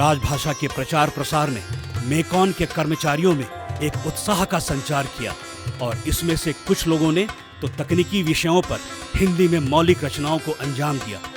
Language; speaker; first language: Hindi; native; Hindi